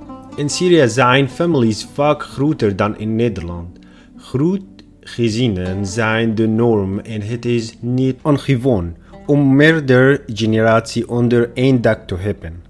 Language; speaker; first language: Dutch; non-native, fluent; Arabic